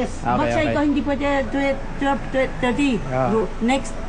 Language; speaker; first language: Filipino; non-native, learner; Chinese